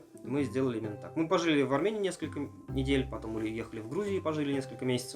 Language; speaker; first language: Russian; native; Russian